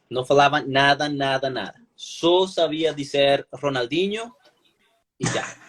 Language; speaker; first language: Portuguese; non-native, learner; Spanish